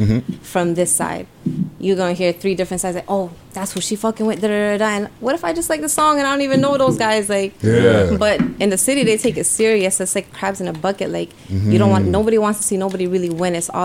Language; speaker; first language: English; early bilingual, other home language; Spanish